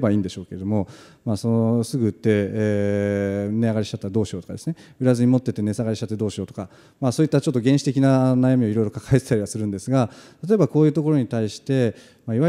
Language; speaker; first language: Japanese; native; Japanese